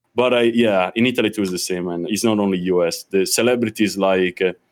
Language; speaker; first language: English; non-native, fluent; Italian